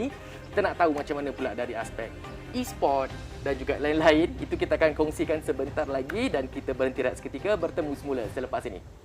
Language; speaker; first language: Malay; native; Malay